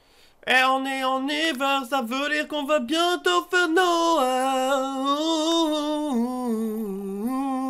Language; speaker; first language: French; native; French